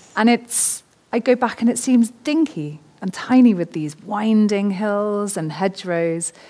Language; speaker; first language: English; native; English